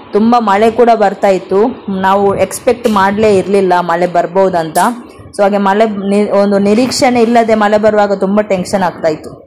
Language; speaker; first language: Kannada; non-native, local second language; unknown